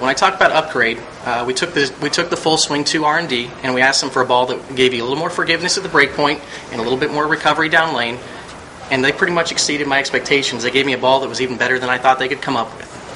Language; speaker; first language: English; native; English